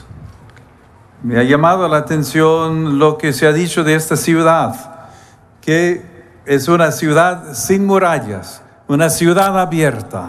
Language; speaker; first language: Spanish; non-native, fluent; English